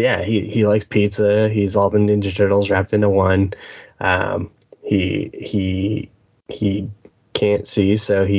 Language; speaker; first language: English; native; English